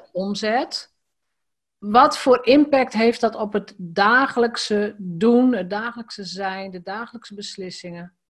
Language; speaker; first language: Dutch; native; Dutch